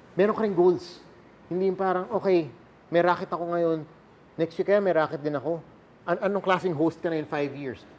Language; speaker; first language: Filipino; native; Filipino